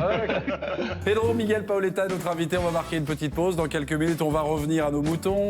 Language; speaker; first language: French; native; French